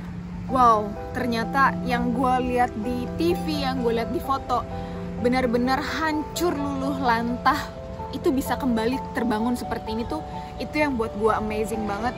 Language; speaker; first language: Indonesian; native; Indonesian